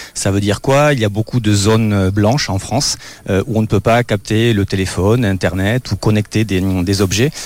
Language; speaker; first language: French; native; French